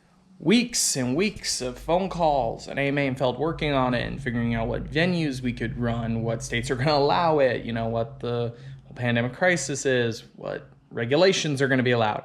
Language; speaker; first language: English; native; English